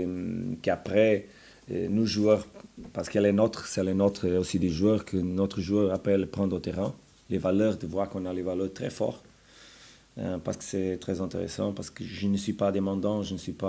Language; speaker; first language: French; non-native, fluent; Portuguese